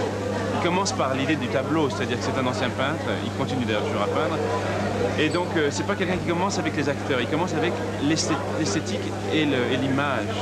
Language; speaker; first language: French; native; French